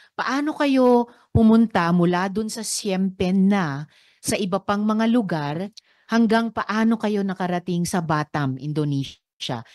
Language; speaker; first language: Filipino; native; Filipino